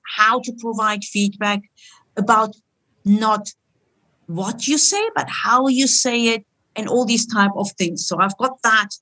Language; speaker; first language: English; non-native, fluent; Turkish